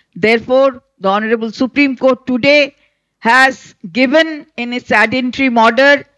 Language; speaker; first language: English; non-native, local second language; Bangla